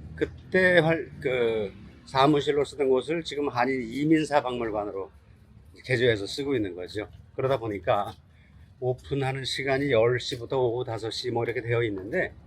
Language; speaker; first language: Korean; native; Korean